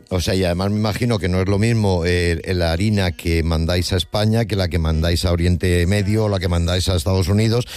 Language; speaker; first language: Spanish; native; Spanish